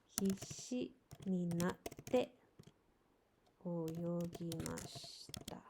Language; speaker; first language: Japanese; non-native, learner; English